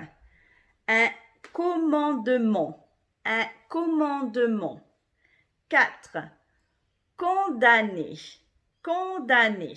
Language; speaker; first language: French; native; French